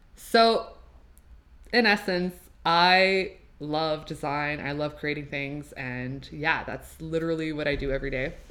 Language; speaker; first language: English; non-native, fluent; French